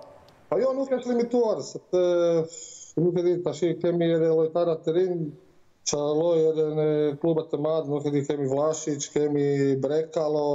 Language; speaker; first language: Albanian; non-native, learner; Croatian